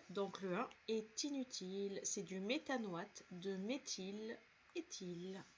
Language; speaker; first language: French; native; French